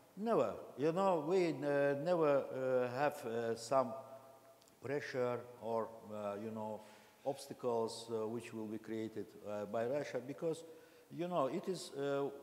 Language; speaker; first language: English; non-native, learner; Azerbaijani